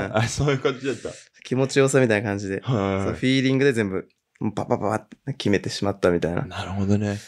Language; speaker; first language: Japanese; native; Japanese